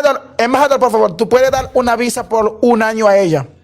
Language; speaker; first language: Spanish; non-native, learner; Haitian Creole